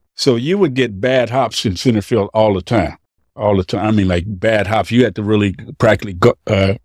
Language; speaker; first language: English; native; English